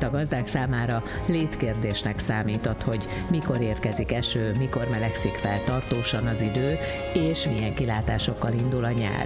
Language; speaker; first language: Hungarian; native; Hungarian